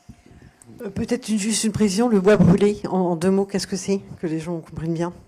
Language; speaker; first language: French; native; French